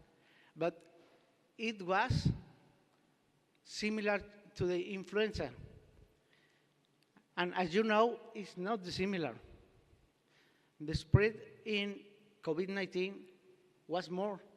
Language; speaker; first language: English; non-native, learner; Spanish